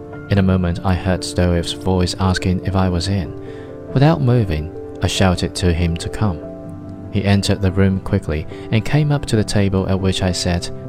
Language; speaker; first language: English; non-native, fluent; Chinese